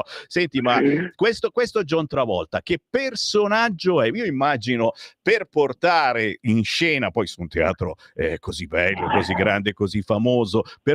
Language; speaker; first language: Italian; native; Italian